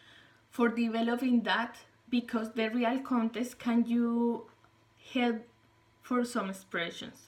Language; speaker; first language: English; non-native, learner; Spanish